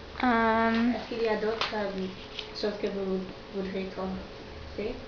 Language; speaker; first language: French; non-native, learner; English